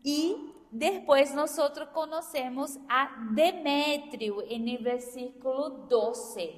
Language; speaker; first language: Spanish; non-native, fluent; Portuguese